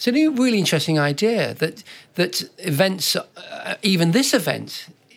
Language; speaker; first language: English; native; English